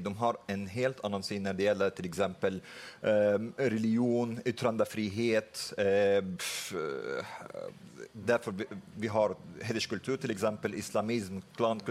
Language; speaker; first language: Swedish; non-native, fluent; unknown